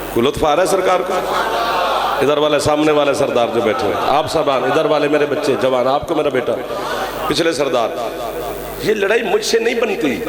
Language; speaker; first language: Urdu; non-native, local second language; Punjabi